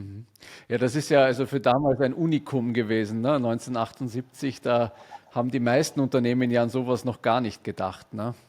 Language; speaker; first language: German; native; German